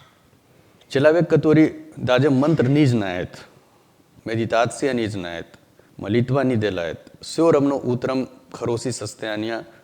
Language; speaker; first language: Russian; non-native, learner; Hindi